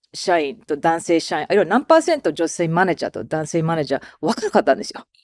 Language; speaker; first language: Japanese; non-native, fluent; English